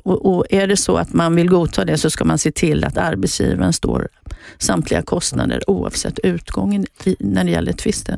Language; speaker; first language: Swedish; native; Swedish